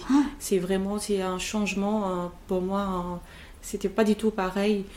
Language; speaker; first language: French; non-native, local second language; Arabic